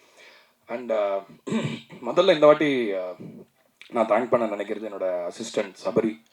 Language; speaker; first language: Tamil; native; Tamil